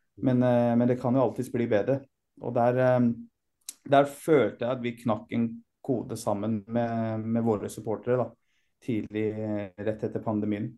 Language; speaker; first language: Norwegian; early bilingual, other home language; Persian